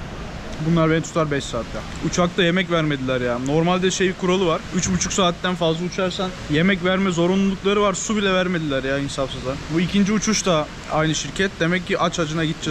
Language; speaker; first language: Turkish; native; Turkish